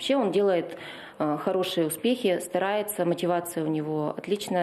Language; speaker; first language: Russian; native; Russian